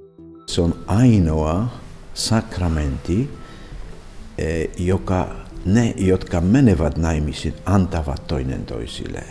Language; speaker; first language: Finnish; non-native, fluent; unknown